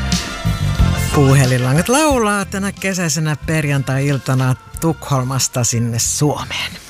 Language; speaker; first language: Finnish; native; Finnish